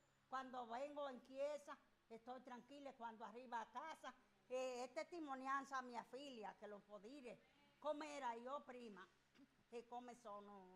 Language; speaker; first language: Italian; non-native, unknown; Spanish